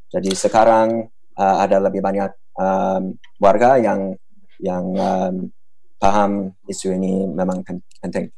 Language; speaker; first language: Indonesian; non-native, fluent; English